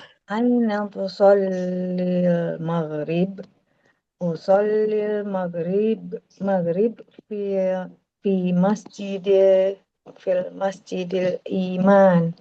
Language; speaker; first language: Arabic; non-native, learner; Indonesian